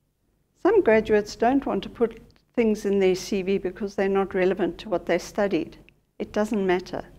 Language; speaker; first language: English; native; English